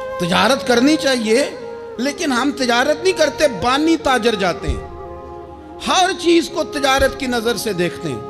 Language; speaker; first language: Urdu; non-native, local second language; Punjabi